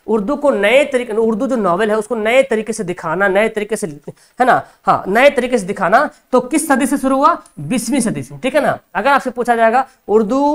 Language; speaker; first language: Hindi; native; Hindi